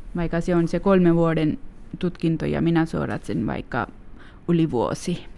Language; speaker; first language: Finnish; non-native, fluent; Urdu